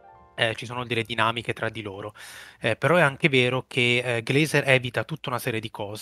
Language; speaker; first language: Italian; native; Italian